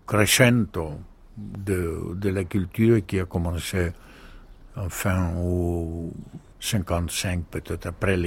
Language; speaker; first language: French; non-native, learner; Greek